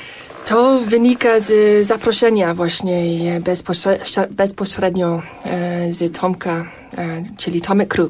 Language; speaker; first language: Polish; non-native, fluent; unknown